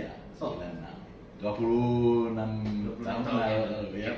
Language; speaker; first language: Indonesian; non-native, fluent; French